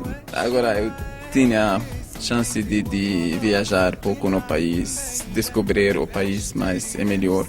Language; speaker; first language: Portuguese; non-native, fluent; Arabic